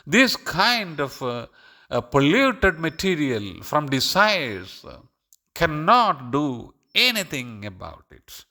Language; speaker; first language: English; non-native, local second language; Malayalam